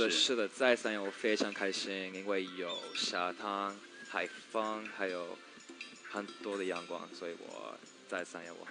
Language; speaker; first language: Chinese; non-native, learner; English